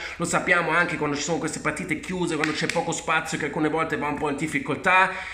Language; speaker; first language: Italian; early bilingual, heritage; Italian